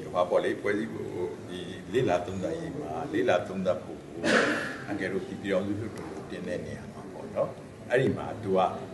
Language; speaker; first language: Burmese; non-native, local second language; Shwe Palaung